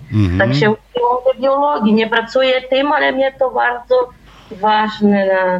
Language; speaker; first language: Polish; early bilingual, heritage; Polish